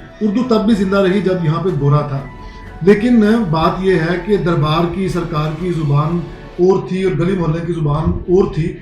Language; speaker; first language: Urdu; non-native, local second language; Punjabi